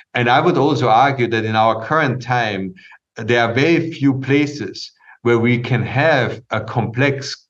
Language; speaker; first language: English; non-native, fluent; German